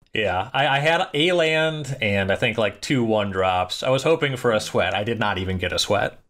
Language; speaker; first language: English; native; English